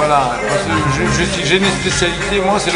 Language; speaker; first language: French; non-native, local second language; Morisyen